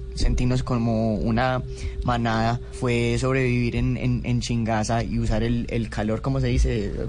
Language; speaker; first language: Spanish; early bilingual, heritage; Spanish